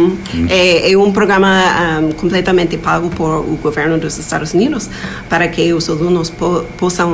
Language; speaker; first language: Portuguese; non-native, fluent; English